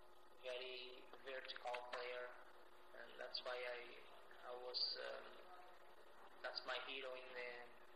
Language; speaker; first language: English; non-native, learner; Portuguese